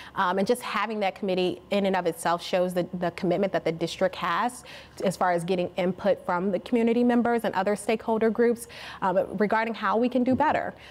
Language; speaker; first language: English; native; English